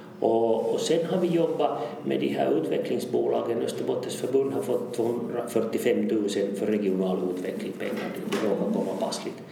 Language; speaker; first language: Swedish; native; Swedish